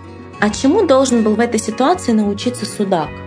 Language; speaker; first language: Russian; native; Russian